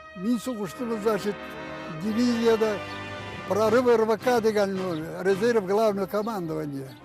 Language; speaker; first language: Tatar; native; Tatar